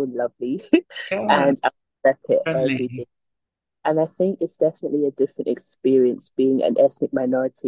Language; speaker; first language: English; native; English